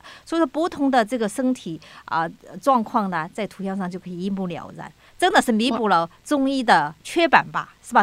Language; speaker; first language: Chinese; native; Chinese